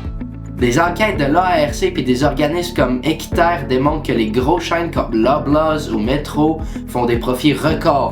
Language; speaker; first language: French; native; French